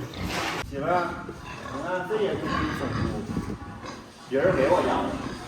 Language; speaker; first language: Chinese; native; Chinese